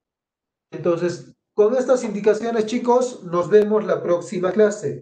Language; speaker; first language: Spanish; native; Spanish